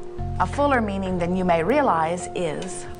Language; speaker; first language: English; native; English